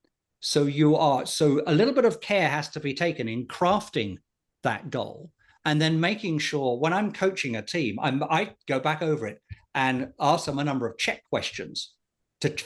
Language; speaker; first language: English; native; English